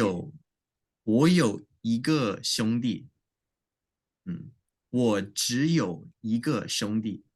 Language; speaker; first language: Chinese; non-native, learner; English